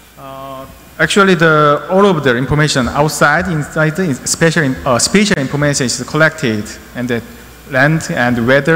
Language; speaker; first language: English; non-native, learner; Korean